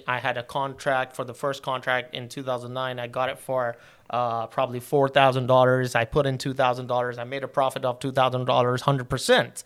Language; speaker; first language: English; non-native, local second language; Urdu